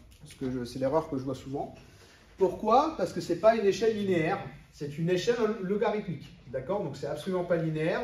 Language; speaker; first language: French; native; French